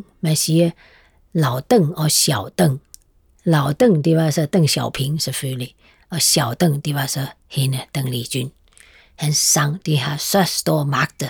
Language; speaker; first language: Danish; non-native, fluent; Chinese